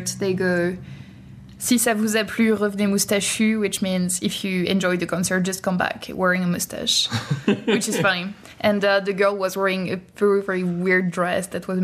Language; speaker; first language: English; non-native, fluent; French